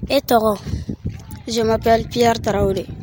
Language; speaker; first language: French; non-native, local second language; Bambara